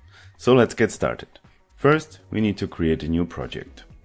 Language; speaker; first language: English; non-native, fluent; German